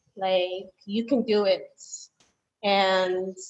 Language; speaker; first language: English; early bilingual, other home language; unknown